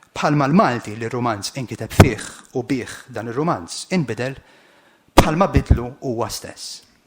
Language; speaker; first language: Maltese; native; Maltese